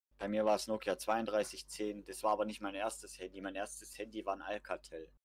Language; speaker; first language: German; native; German